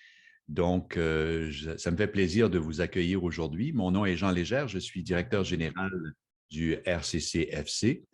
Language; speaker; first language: French; native; French